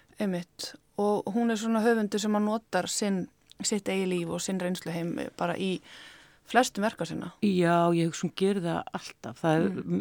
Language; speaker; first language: Icelandic; native; Icelandic